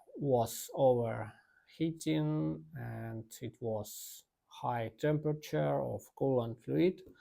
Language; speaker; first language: English; non-native, learner; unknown